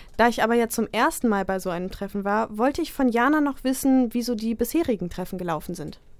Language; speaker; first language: German; native; German